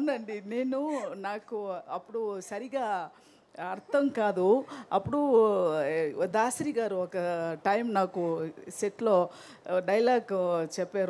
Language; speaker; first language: Telugu; non-native, local second language; Tamil